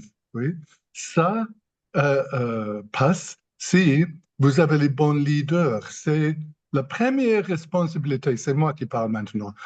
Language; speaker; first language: French; non-native, fluent; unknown